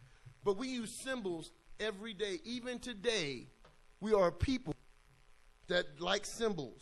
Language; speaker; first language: English; native; English